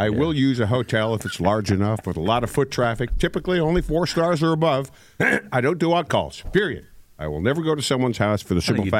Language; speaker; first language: English; native; English